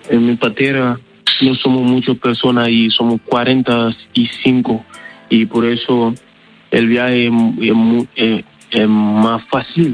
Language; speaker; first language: Spanish; non-native, learner; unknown